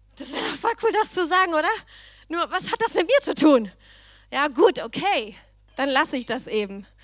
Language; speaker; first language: German; non-native, fluent; Danish